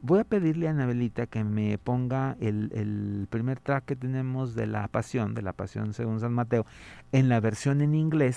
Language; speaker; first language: Spanish; native; Spanish